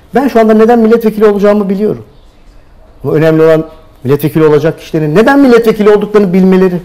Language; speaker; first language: Turkish; native; Turkish